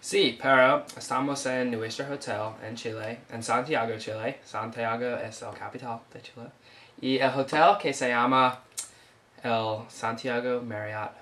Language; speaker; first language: Spanish; non-native, learner; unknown